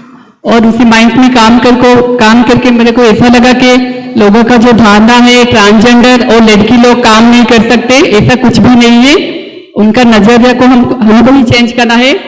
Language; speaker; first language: Hindi; non-native, local second language; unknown